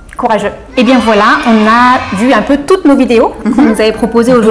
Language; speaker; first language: French; native; French